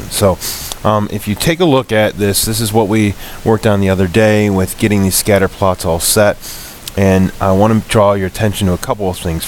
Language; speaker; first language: English; native; English